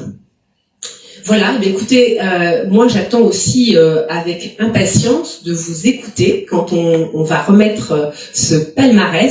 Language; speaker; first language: French; native; French